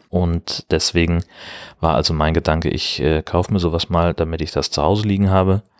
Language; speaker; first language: German; native; German